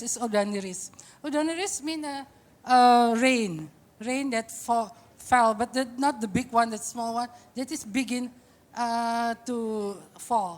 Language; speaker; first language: English; non-native, fluent; Indonesian